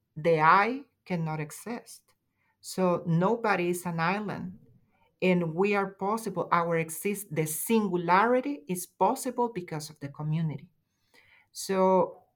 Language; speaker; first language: English; non-native, fluent; Spanish